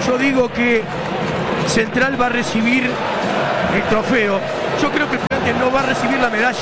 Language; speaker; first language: Spanish; native; Spanish